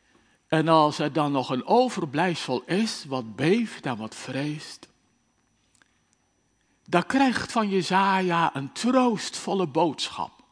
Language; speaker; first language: Dutch; native; Dutch